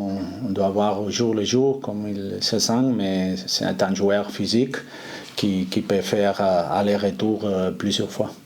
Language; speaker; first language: French; non-native, fluent; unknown